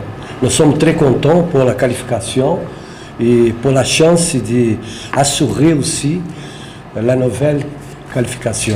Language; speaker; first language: French; non-native, learner; Portuguese